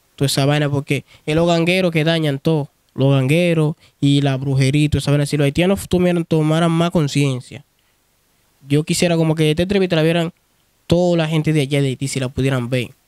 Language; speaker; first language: Spanish; non-native, fluent; Haitian Creole